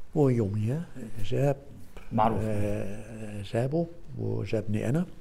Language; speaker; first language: Arabic; non-native, fluent; German